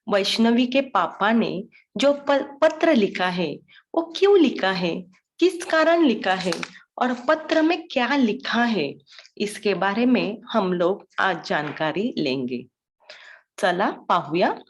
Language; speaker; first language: Hindi; non-native, local second language; Marathi